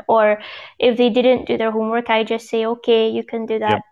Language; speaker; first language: English; native; English